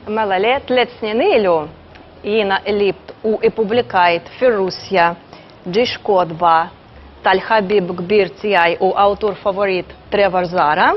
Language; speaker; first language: Maltese; non-native, fluent; Russian